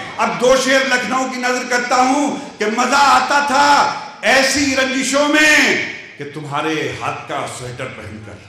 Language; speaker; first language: Urdu; native; Urdu